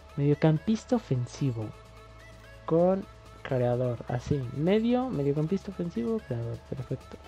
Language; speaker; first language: Spanish; native; Spanish